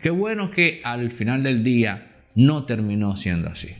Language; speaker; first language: Spanish; native; Spanish